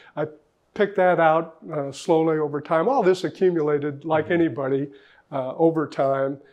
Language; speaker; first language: English; native; English